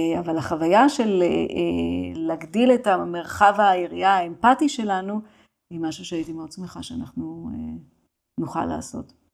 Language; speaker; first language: Hebrew; native; Hebrew